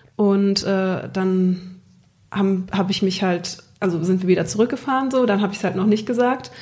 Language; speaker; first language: German; native; German